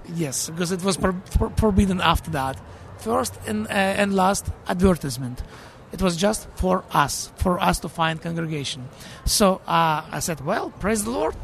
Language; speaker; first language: English; non-native, fluent; Russian